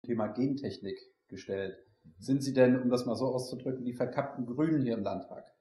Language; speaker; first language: German; native; German